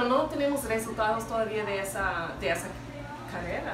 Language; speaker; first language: Spanish; non-native, fluent; English